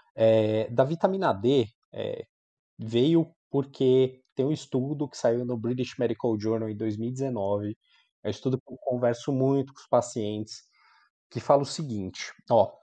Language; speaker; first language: Portuguese; native; Portuguese